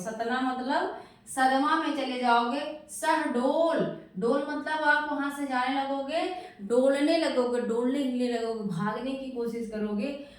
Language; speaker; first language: Hindi; native; Hindi